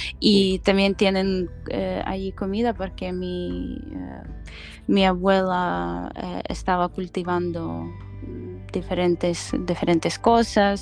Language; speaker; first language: Spanish; non-native, fluent; Ukrainian